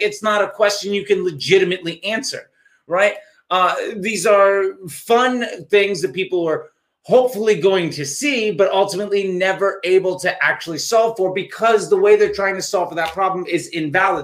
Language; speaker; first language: English; native; English